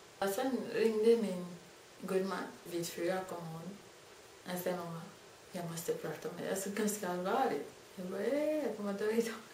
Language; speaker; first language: Swedish; non-native, fluent; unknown